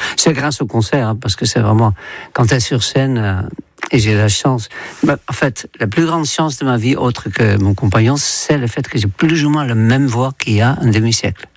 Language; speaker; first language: French; non-native, fluent; Dutch